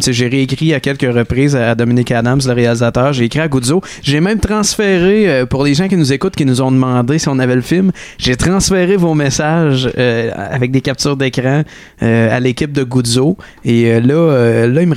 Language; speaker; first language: French; native; French